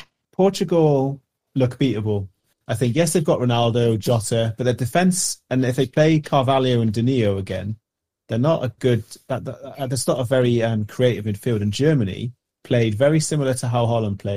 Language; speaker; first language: English; native; English